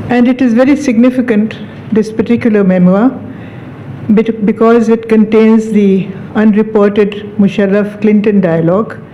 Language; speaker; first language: English; non-native, local second language; Urdu